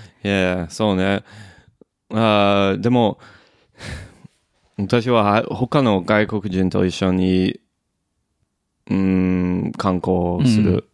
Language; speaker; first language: Japanese; non-native, learner; English